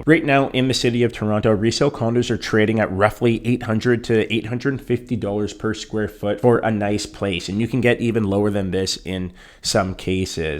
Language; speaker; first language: English; native; English